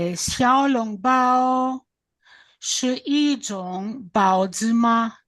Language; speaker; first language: Chinese; non-native, learner; Greek